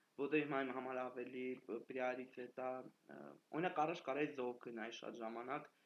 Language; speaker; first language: Armenian; native; Armenian